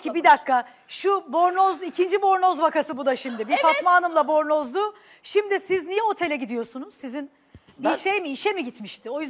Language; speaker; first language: Turkish; native; Turkish